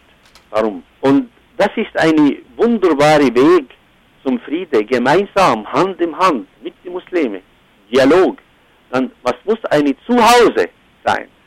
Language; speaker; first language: German; non-native, fluent; Arabic